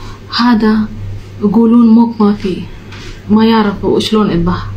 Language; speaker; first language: Arabic; non-native, learner; Telugu